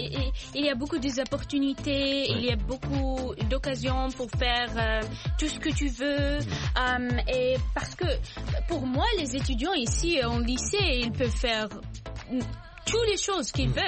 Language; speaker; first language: French; non-native, learner; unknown